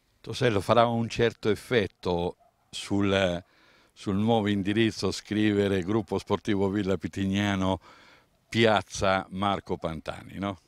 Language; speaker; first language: Italian; native; Italian